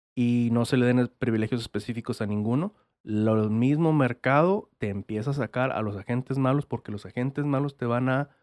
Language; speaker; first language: Spanish; native; Spanish